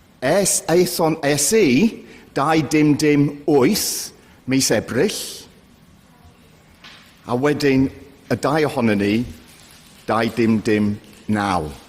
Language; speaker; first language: Welsh; non-native, fluent; English